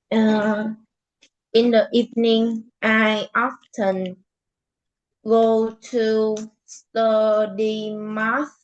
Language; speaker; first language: English; non-native, learner; Vietnamese